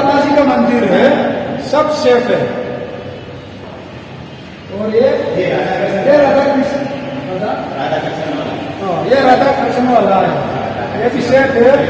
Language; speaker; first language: Hindi; non-native, local second language; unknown